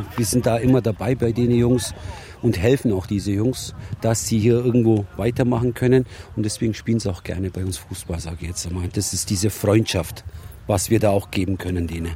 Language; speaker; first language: German; early bilingual, other home language; Turkish